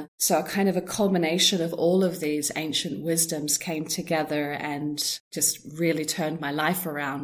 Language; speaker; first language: English; native; English